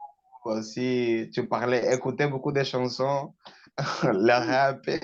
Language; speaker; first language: French; non-native, learner; Portuguese